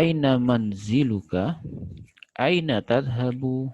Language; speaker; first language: Arabic; non-native, fluent; Indonesian